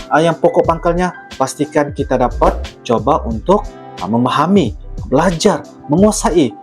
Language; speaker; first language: Malay; native; Malay